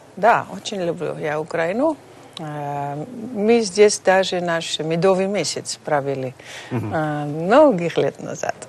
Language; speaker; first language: Russian; non-native, fluent; Dutch